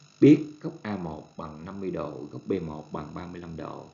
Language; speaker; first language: Vietnamese; native; Vietnamese